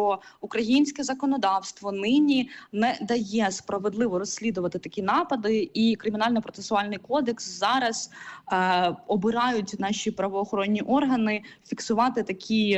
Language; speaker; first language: Ukrainian; native; Ukrainian